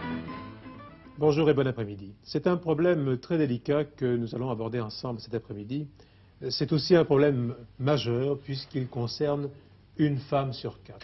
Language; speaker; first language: French; native; French